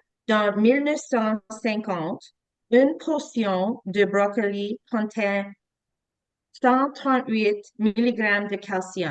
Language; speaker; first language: French; non-native, learner; English